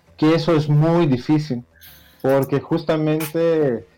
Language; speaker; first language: Spanish; non-native, fluent; Dutch